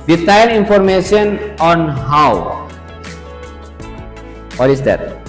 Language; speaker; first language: English; non-native, learner; Indonesian